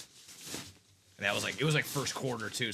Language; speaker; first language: English; native; English